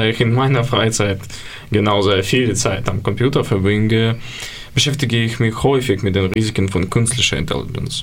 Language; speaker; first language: German; non-native, learner; Ukrainian